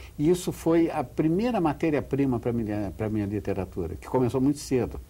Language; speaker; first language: Portuguese; native; Portuguese